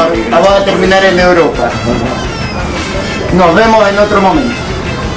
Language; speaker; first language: Spanish; native; Spanish